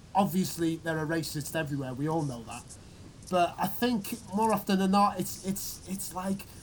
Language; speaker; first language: English; native; English